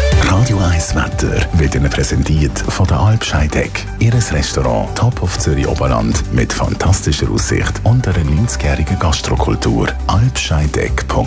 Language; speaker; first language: German; native; German